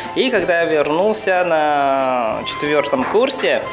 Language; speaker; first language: Russian; non-native, fluent; Chinese